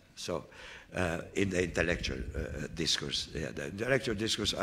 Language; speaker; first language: English; non-native, fluent; Romanian